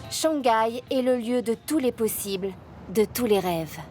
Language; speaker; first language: French; native; French